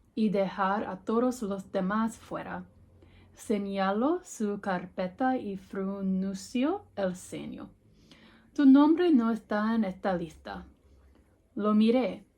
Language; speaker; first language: Spanish; non-native, learner; English